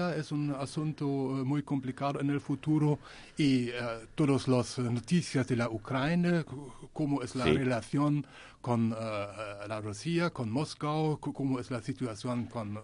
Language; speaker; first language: Spanish; non-native, learner; German